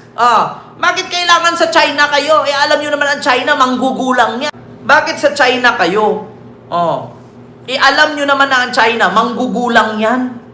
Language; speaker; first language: Filipino; native; Filipino